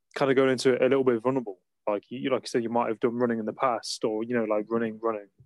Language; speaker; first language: English; native; English